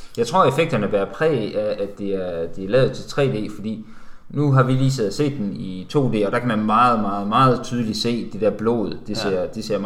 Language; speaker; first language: Danish; native; Danish